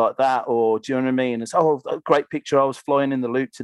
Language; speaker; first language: English; native; English